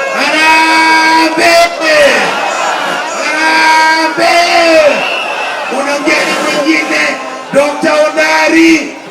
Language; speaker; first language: Swahili; non-native, local second language; Kamba